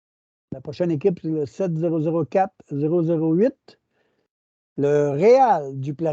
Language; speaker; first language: French; native; French